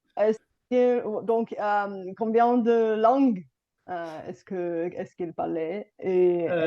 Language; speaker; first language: French; non-native, fluent; Bulgarian